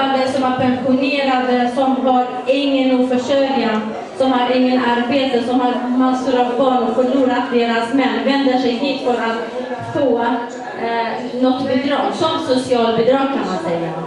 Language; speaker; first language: Swedish; non-native, fluent; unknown